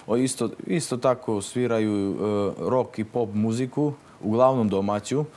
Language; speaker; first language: Croatian; non-native, local second language; Slovak